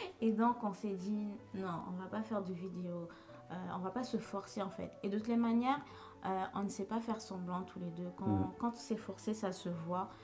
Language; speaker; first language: French; non-native, local second language; Haitian Creole